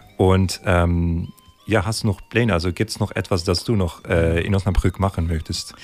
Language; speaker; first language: German; native; German